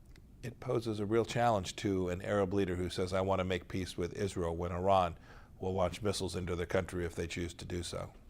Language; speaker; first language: English; native; English